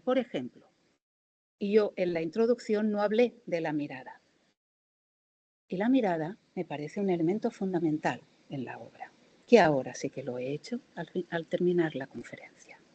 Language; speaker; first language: Spanish; native; Spanish